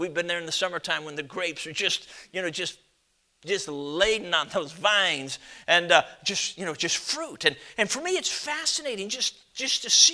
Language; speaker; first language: English; native; English